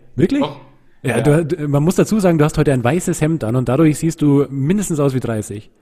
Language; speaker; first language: German; native; German